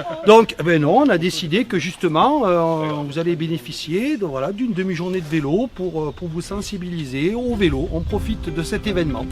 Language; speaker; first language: French; native; French